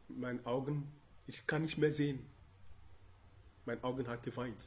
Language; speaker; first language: German; non-native, learner; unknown